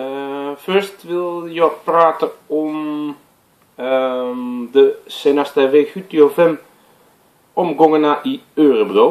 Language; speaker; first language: Swedish; non-native, learner; Dutch